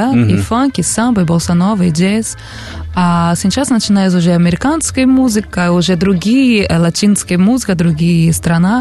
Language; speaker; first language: Russian; non-native, learner; Portuguese